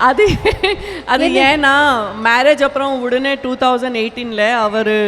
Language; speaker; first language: Tamil; non-native, local second language; Gujarati